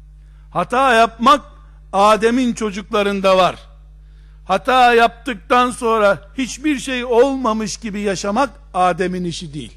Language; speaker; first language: Turkish; native; Turkish